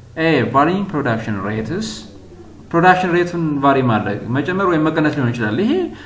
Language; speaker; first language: English; non-native, local second language; Amharic